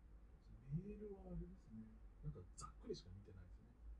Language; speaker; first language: Japanese; native; Japanese